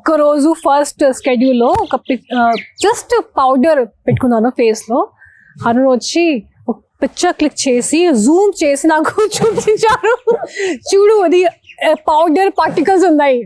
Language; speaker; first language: Telugu; non-native, local second language; Hindi